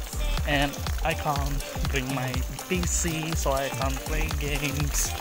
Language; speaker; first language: English; non-native, learner; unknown